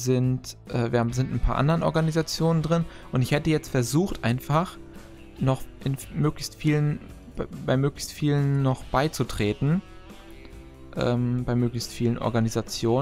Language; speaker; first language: German; native; German